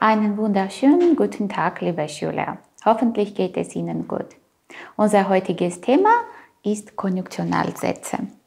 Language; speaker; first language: German; non-native, fluent; Armenian